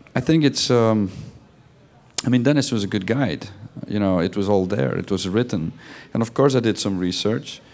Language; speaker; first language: English; non-native, fluent; Dutch